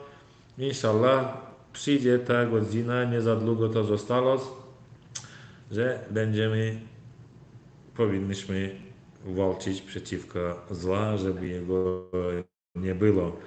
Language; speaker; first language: Polish; non-native, learner; Turkmen